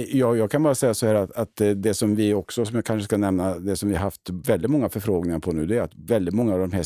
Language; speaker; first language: Swedish; native; Swedish